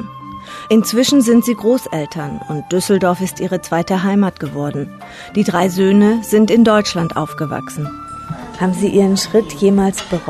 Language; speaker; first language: German; native; German